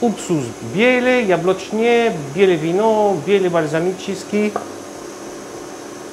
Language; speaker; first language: Russian; non-native, learner; French